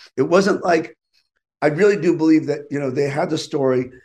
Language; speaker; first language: English; native; English